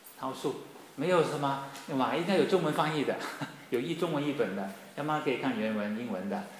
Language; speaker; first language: Chinese; native; Chinese